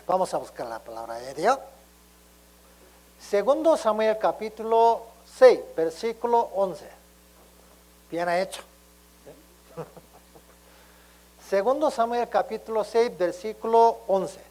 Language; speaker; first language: Spanish; non-native, learner; Korean